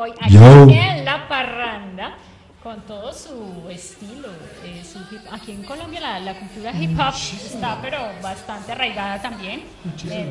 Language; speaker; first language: Spanish; native; Spanish